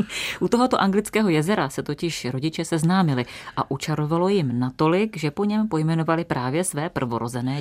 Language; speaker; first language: Czech; native; Czech